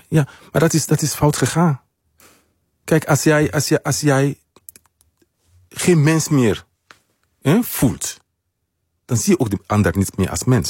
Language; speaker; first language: Dutch; non-native, fluent; Mandingo